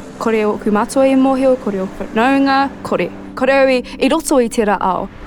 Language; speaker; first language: Māori; non-native, local second language; English